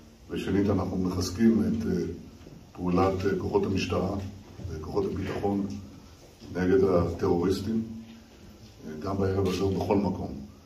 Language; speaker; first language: Hebrew; early bilingual, heritage; Hebrew